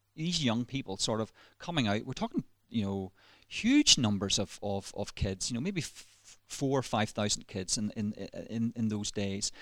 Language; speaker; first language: English; native; English